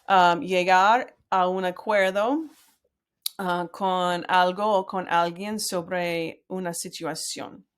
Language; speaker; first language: Spanish; non-native, fluent; English